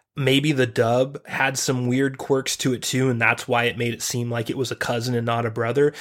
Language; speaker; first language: English; native; English